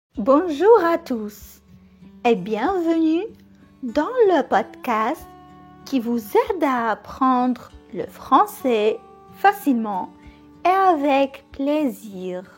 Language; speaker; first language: French; non-native, local second language; Arabic